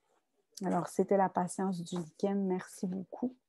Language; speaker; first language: French; native; French